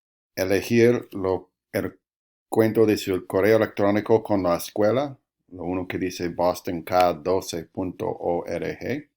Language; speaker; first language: Spanish; non-native, learner; English